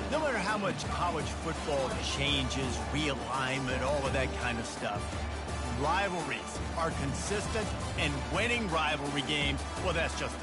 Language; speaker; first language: English; native; English